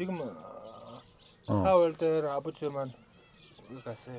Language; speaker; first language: Korean; non-native, learner; Mongolian